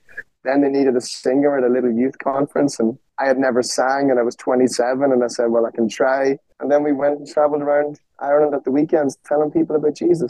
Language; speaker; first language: English; native; English